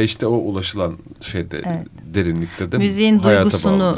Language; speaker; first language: Turkish; native; Turkish